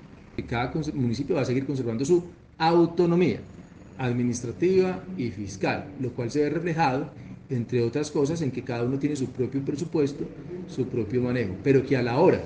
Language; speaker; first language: Spanish; native; Spanish